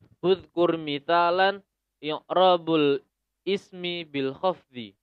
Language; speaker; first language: Arabic; non-native, learner; Indonesian